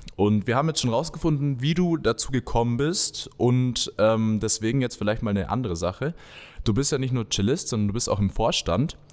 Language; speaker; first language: German; native; German